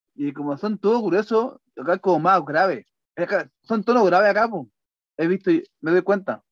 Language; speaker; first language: Spanish; native; Spanish